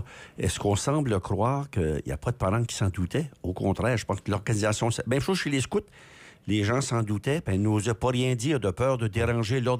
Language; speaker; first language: French; native; French